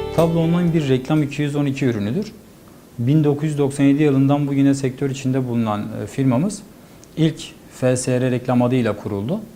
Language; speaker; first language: Turkish; native; Turkish